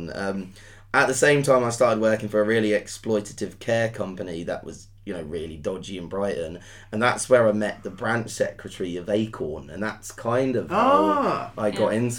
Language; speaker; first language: English; native; English